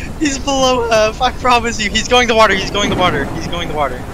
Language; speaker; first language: English; native; English